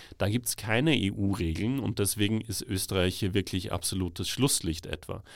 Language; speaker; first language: German; native; German